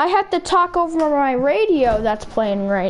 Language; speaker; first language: English; native; English